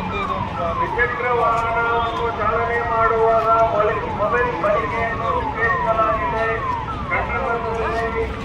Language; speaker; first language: Kannada; native; Kannada